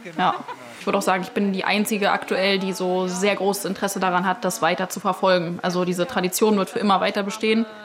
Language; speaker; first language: German; native; German